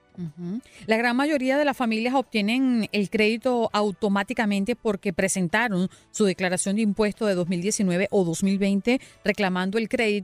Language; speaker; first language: Spanish; native; Spanish